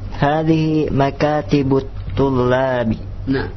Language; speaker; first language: Arabic; non-native, learner; Indonesian